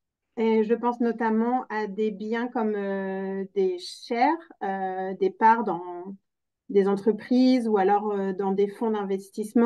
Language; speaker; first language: French; native; French